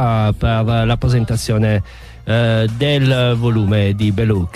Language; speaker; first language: Italian; native; Italian